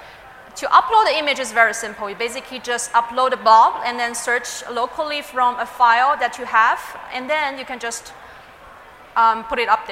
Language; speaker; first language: English; non-native, fluent; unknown